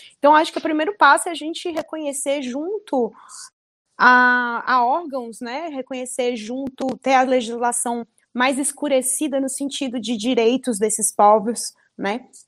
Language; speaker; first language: Portuguese; early bilingual, other home language; Spanish